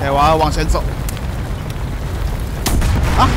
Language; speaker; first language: Chinese; native; Chinese